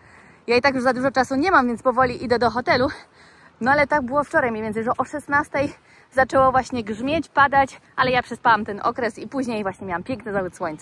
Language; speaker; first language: Polish; native; Polish